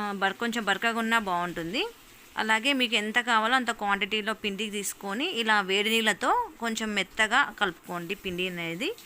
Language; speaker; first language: Telugu; native; Telugu